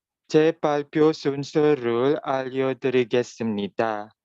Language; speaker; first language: Korean; non-native, learner; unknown